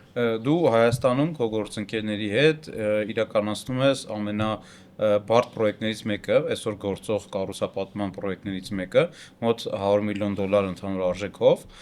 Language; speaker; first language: Armenian; native; Armenian